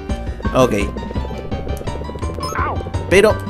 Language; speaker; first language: Spanish; native; Spanish